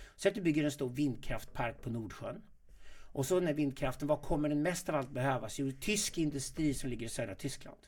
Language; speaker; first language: Swedish; native; Swedish